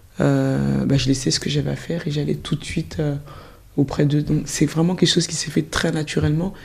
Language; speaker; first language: French; early bilingual, other home language; Soninke